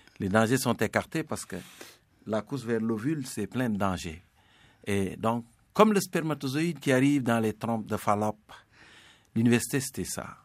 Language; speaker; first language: French; non-native, local second language; Serer